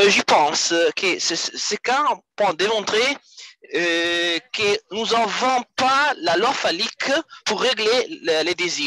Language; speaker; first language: French; non-native, fluent; Italian